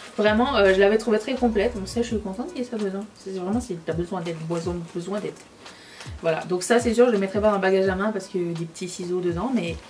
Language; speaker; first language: French; native; French